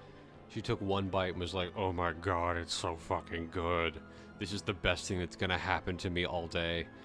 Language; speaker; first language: English; native; English